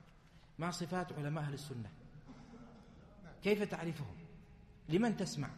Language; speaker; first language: Arabic; native; Arabic